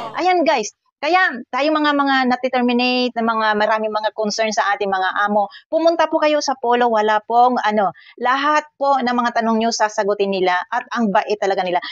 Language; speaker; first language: Filipino; non-native, local second language; Cebuano